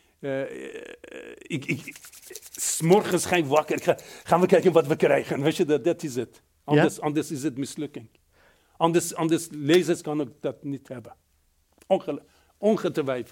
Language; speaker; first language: Dutch; non-native, fluent; Persian